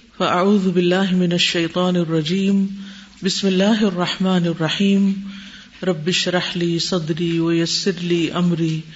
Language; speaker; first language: Urdu; native; Urdu